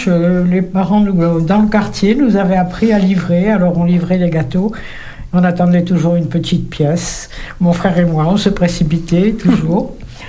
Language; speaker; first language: French; native; French